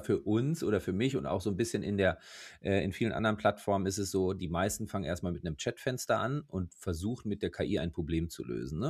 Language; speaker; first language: German; native; German